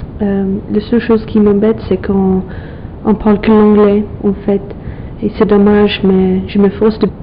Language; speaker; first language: French; non-native, fluent; English